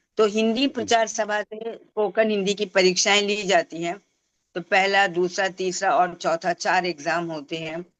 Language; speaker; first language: Hindi; non-native, local second language; Tamil